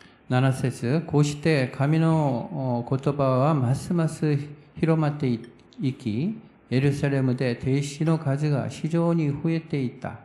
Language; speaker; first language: Japanese; non-native, fluent; Korean